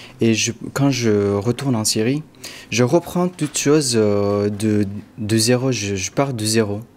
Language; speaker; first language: French; non-native, fluent; Arabic